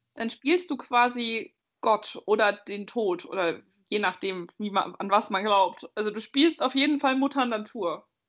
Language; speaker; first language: German; native; German